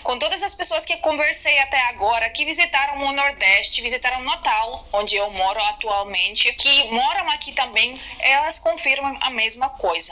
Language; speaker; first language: Portuguese; non-native, fluent; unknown